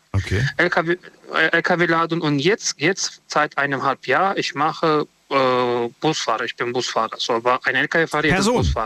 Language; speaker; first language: German; non-native, learner; Romanian